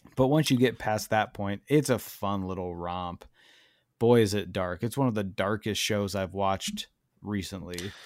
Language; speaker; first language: English; native; English